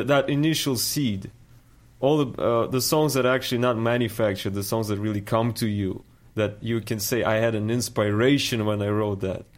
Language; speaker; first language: English; non-native, fluent; Russian